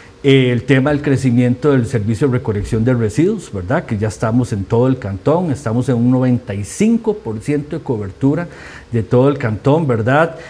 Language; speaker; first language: Spanish; native; Spanish